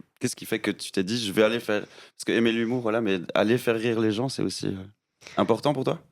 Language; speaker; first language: French; native; French